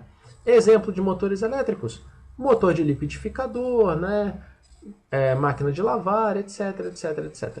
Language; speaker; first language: Portuguese; native; Portuguese